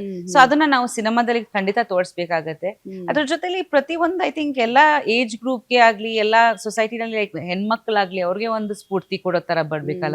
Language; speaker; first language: Kannada; non-native, local second language; Bangla